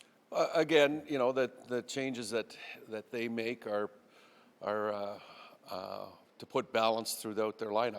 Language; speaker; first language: English; native; English